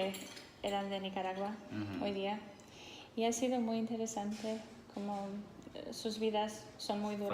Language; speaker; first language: Spanish; non-native, fluent; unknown